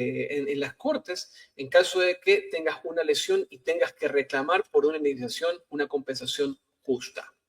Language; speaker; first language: Spanish; native; Spanish